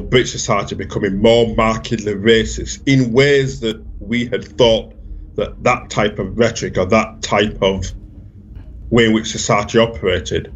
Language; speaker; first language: English; native; English